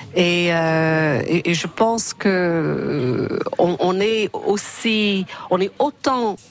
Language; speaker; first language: French; non-native, fluent; English